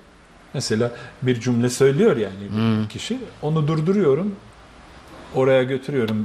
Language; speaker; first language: Turkish; non-native, fluent; Bosnian